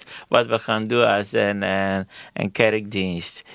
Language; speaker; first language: Dutch; non-native, learner; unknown